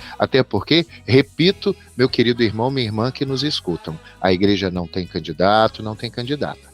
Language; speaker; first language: Portuguese; native; Portuguese